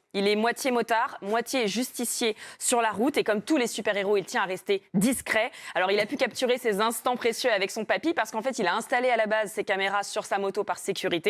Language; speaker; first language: French; native; French